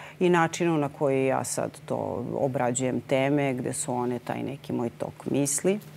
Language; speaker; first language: Croatian; native; Croatian